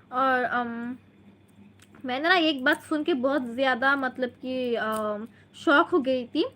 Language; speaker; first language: Hindi; non-native, local second language; Bangla